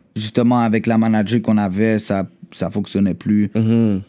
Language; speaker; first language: French; native; French